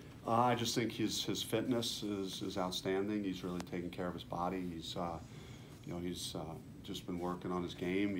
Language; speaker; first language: English; native; English